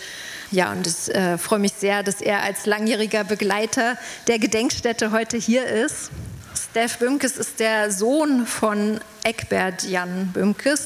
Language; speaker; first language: German; native; German